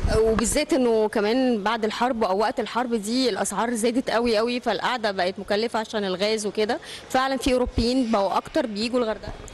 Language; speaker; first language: Arabic; native; Arabic